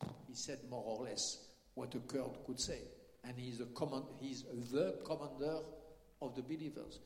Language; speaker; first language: English; non-native, fluent; French